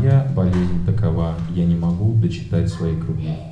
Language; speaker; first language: Russian; native; Russian